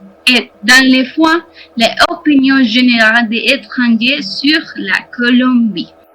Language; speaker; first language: French; non-native, learner; Spanish